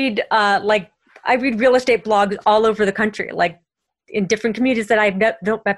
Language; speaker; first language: English; native; English